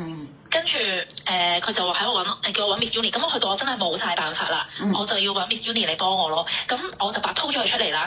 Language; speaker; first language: Cantonese; native; Cantonese